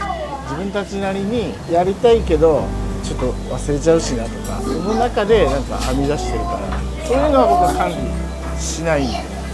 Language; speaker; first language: Japanese; native; Japanese